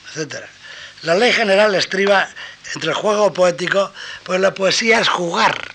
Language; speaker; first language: Spanish; native; Spanish